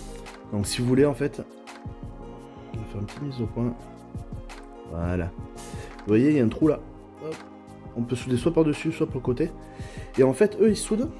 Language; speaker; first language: French; native; French